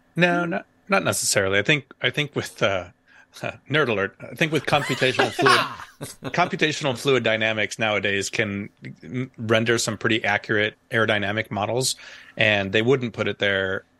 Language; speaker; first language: English; native; English